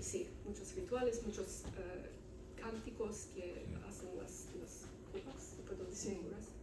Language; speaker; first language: Spanish; non-native, learner; Romanian